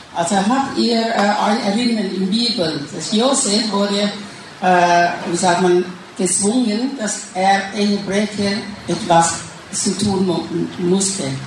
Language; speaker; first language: German; non-native, learner; Thai